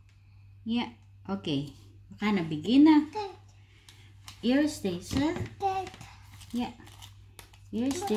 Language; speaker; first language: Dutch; non-native, learner; Filipino